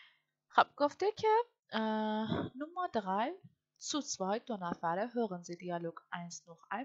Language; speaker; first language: German; non-native, learner; Persian